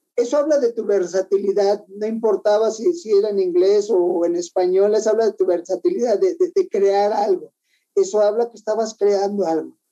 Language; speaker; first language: Spanish; native; Spanish